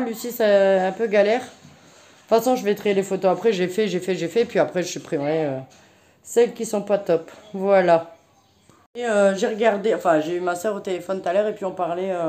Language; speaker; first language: French; native; French